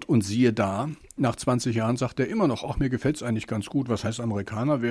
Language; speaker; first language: German; native; German